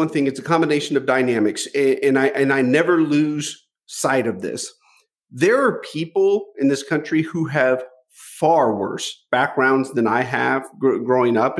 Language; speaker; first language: English; native; English